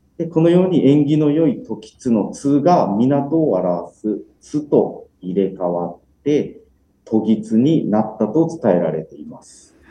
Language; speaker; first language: Japanese; native; Japanese